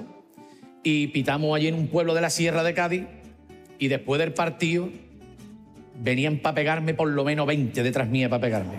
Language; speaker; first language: Spanish; native; Spanish